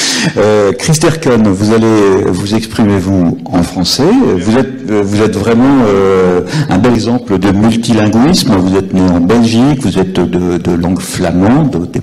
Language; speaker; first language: French; native; French